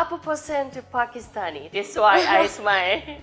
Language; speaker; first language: English; non-native, learner; Korean